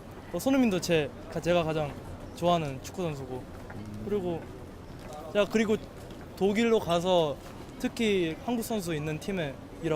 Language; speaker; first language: Korean; early bilingual, heritage; Korean